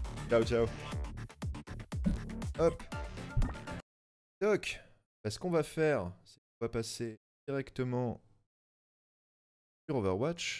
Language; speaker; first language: French; native; French